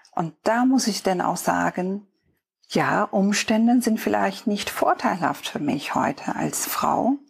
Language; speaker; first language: German; non-native, fluent; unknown